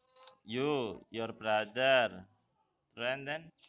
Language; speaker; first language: English; non-native, fluent; Indonesian